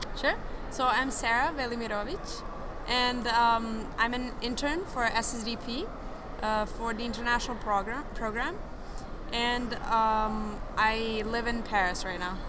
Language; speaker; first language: English; non-native, fluent; Serbian